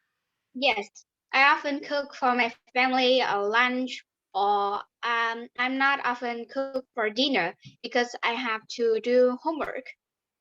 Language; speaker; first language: English; non-native, learner; Vietnamese